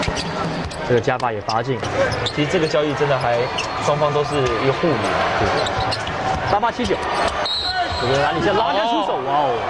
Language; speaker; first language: Chinese; native; Chinese